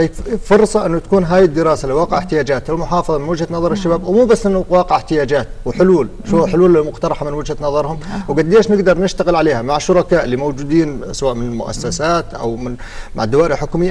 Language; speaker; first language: Arabic; native; Arabic